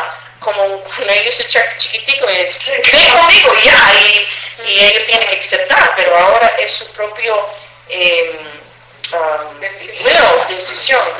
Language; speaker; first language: Spanish; early bilingual, heritage; English